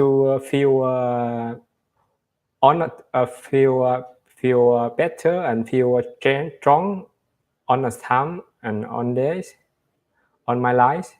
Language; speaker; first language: English; non-native, learner; Vietnamese